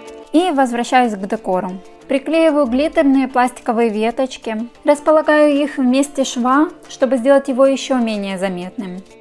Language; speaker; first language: Russian; native; Russian